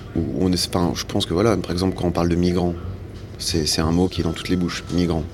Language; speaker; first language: French; native; French